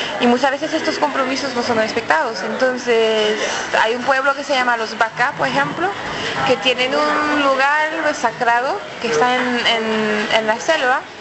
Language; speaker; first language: Spanish; non-native, fluent; French